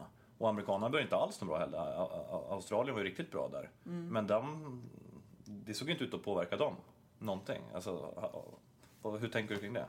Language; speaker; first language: Swedish; native; Swedish